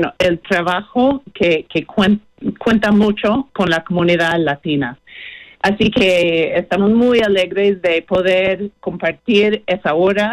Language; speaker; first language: Spanish; non-native, fluent; English